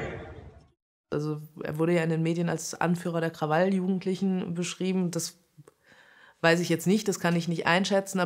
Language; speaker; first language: German; native; German